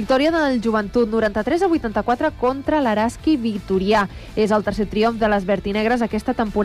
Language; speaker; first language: Catalan; native; Catalan